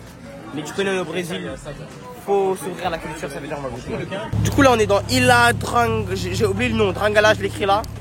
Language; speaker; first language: French; native; French